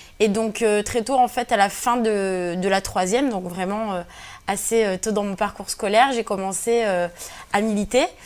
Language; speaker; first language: French; early bilingual, other home language; Kabyle